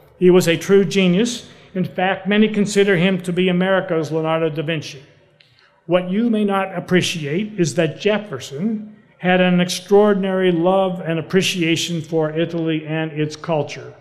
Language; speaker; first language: English; native; English